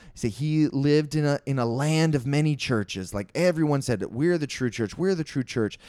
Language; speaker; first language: English; native; English